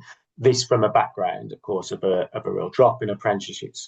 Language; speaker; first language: English; native; English